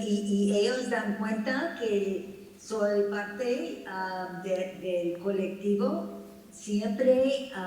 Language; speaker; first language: Spanish; non-native, fluent; English